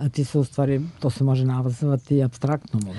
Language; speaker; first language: Serbian; native; Serbian